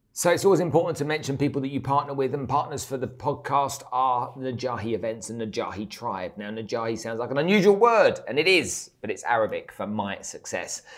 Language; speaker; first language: English; native; English